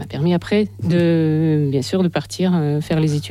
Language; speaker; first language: French; non-native, fluent; Russian